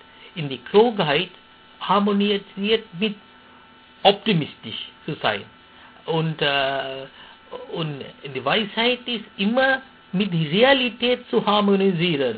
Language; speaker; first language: German; non-native, fluent; Sinhala